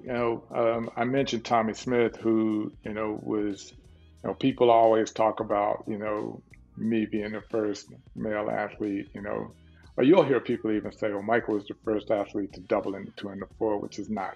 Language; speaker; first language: English; native; English